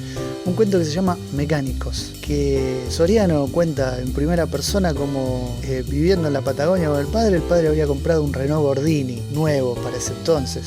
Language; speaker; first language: Spanish; native; Spanish